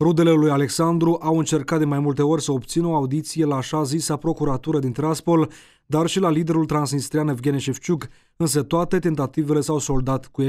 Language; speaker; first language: Romanian; native; Romanian